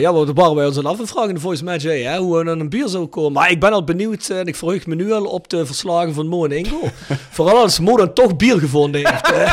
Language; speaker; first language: Dutch; native; Dutch